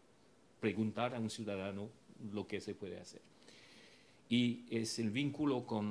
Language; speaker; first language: Spanish; non-native, fluent; French